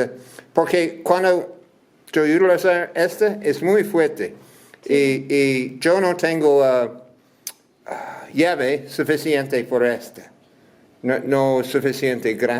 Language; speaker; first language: Spanish; non-native, learner; English